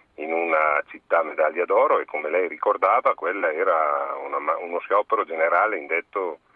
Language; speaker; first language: Italian; native; Italian